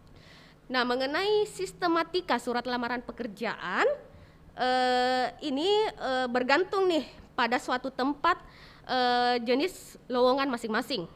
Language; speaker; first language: Indonesian; native; Indonesian